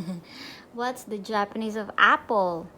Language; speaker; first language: English; non-native, local second language; Filipino